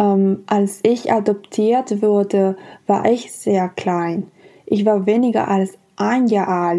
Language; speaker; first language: German; non-native, fluent; Spanish